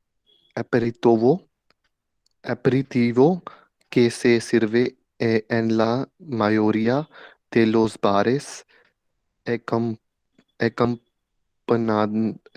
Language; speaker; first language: Spanish; non-native, learner; Hindi